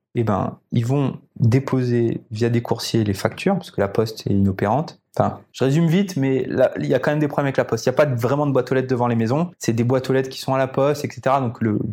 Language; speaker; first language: French; native; French